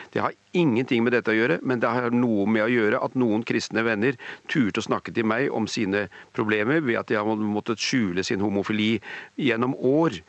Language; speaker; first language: Norwegian; native; Norwegian